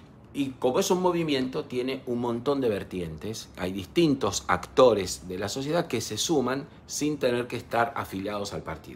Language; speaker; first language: Spanish; native; Spanish